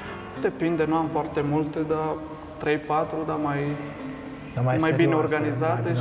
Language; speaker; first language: Romanian; non-native, local second language; Croatian